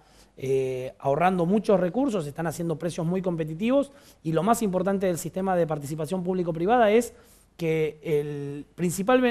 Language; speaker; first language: Spanish; native; Spanish